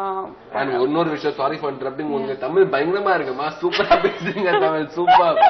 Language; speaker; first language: Tamil; native; Tamil